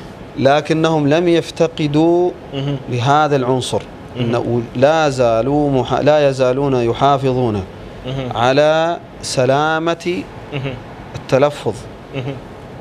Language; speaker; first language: Arabic; native; Arabic